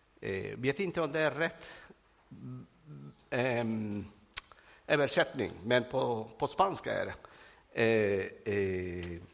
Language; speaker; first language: Swedish; non-native, fluent; Spanish